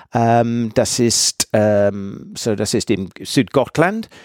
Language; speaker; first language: German; non-native, fluent; English